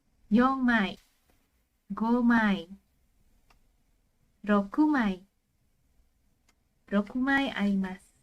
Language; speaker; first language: Japanese; non-native, fluent; Indonesian